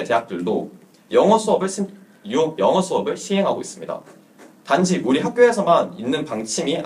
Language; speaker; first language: Korean; native; Korean